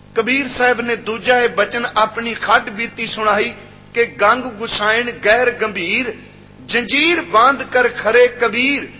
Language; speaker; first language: Punjabi; native; Punjabi